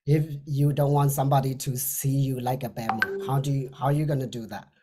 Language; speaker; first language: English; non-native, fluent; Burmese